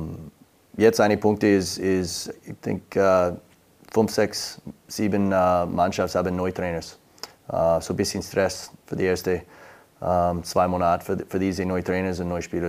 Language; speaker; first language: German; non-native, learner; English